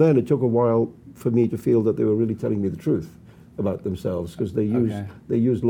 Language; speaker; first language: English; non-native, local second language; Urdu